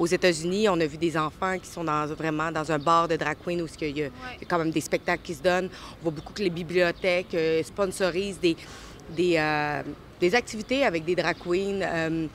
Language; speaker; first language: French; native; French